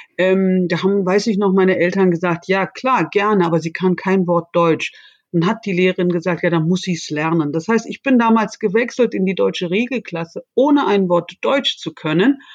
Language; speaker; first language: German; early bilingual, other home language; Turkish